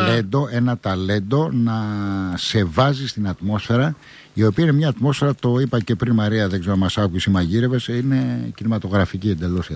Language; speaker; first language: Greek; native; Greek